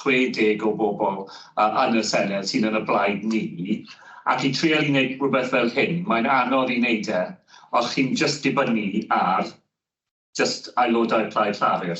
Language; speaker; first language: Welsh; non-native, fluent; English